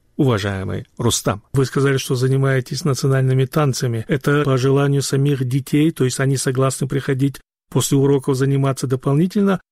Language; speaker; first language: Russian; non-native, local second language; Chechen